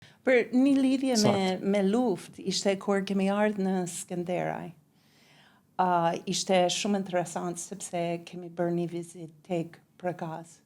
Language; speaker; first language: Albanian; non-native, learner; English